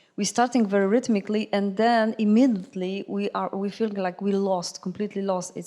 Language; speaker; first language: English; non-native, fluent; Polish